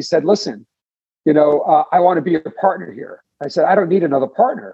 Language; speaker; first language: English; native; English